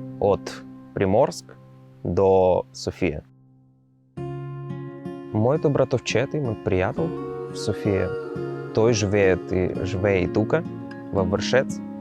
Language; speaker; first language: Bulgarian; non-native, learner; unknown